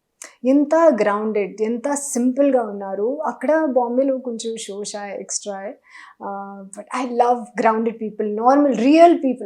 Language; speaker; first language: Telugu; non-native, learner; Hindi